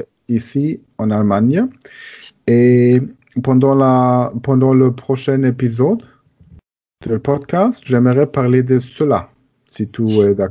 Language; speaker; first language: French; non-native, learner; German